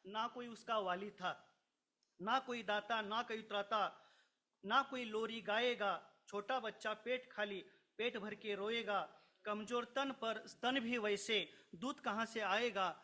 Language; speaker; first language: Hindi; non-native, local second language; Marathi